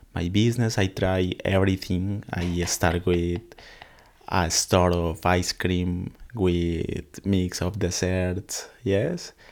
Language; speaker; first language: English; non-native, learner; Spanish